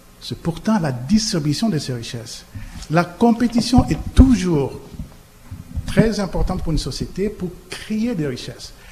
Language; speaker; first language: French; non-native, local second language; Lingala